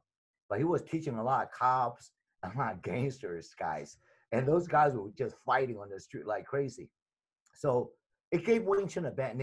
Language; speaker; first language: English; non-native, local second language; Cantonese